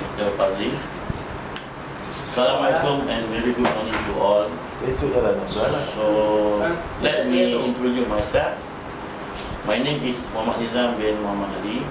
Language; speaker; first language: English; non-native, learner; Malay